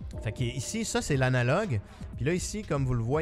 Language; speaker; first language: French; native; French